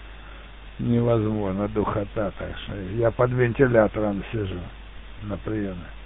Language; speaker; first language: Russian; native; Russian